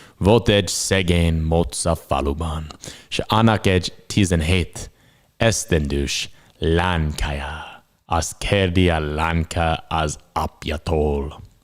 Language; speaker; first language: Hungarian; non-native, learner; English